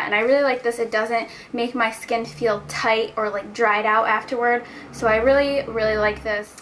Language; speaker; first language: English; native; English